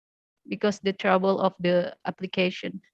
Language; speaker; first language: English; non-native, learner; Indonesian